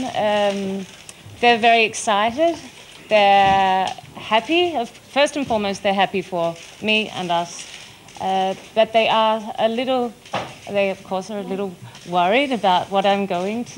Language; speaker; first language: English; native; English